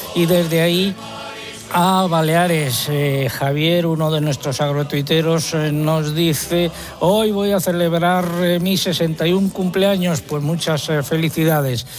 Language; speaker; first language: Spanish; native; Spanish